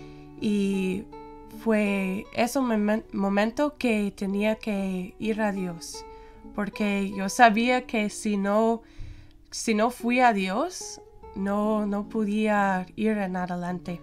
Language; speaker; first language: Spanish; non-native, fluent; English